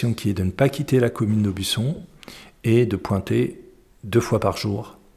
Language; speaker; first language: French; early bilingual, other home language; Arabic